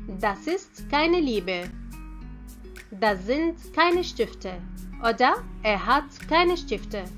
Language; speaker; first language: German; non-native, fluent; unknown